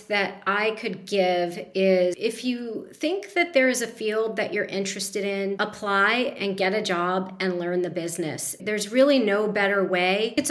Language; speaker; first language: English; native; English